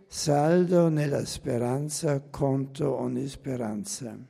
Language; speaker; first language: Italian; non-native, fluent; German